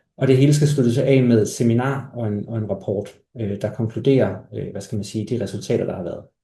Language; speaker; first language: Danish; native; Danish